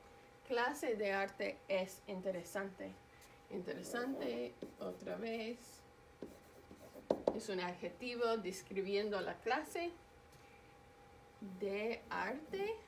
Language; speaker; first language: Spanish; non-native, fluent; English